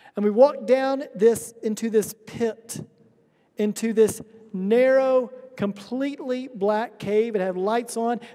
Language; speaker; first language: English; native; English